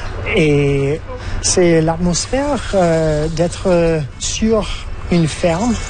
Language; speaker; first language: French; non-native, learner; English